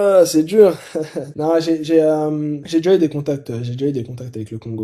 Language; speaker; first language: French; native; French